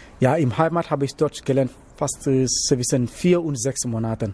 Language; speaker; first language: German; non-native, learner; Wolof